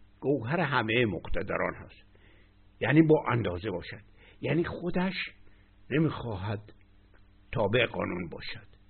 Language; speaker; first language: Persian; native; Persian